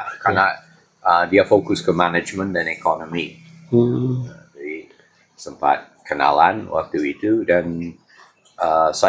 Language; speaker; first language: Indonesian; non-native, fluent; English